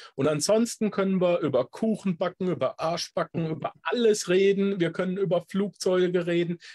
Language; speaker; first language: German; native; German